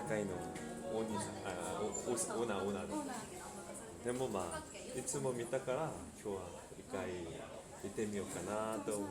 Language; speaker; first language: Japanese; non-native, learner; Korean